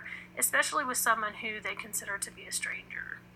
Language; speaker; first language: English; native; English